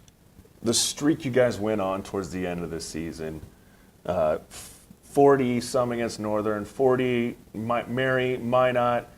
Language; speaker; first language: English; native; English